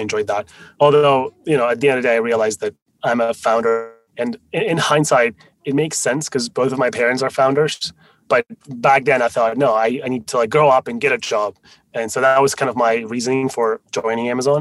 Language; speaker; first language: English; non-native, fluent; Spanish